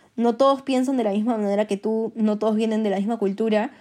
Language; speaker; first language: Spanish; native; Spanish